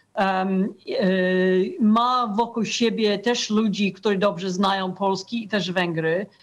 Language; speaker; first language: Polish; non-native, fluent; English